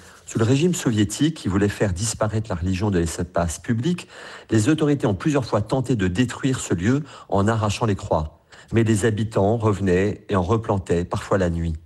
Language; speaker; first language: French; native; French